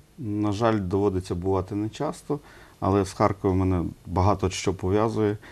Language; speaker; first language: Ukrainian; non-native, local second language; Russian